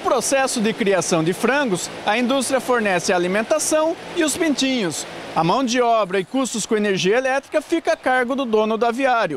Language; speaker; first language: Portuguese; native; Portuguese